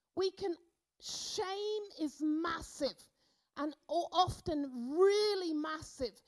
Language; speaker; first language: English; native; English